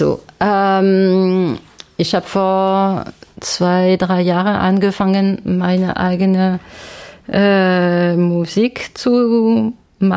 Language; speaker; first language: German; non-native, fluent; French